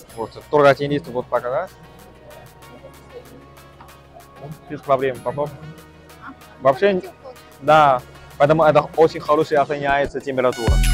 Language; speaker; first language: Russian; non-native, learner; Chinese